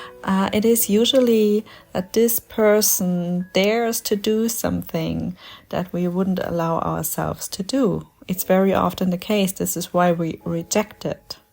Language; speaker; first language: English; non-native, fluent; German